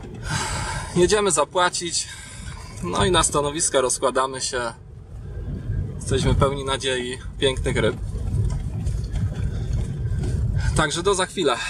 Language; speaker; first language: Polish; native; Polish